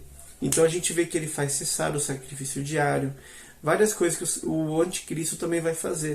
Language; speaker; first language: Portuguese; native; Portuguese